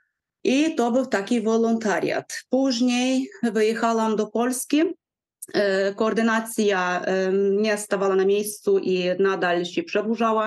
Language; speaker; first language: Polish; non-native, fluent; Ukrainian